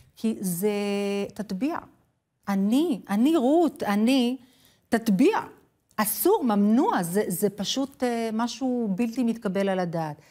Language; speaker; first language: Hebrew; non-native, fluent; English